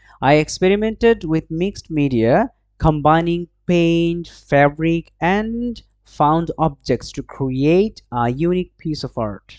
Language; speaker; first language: English; non-native, local second language; Bangla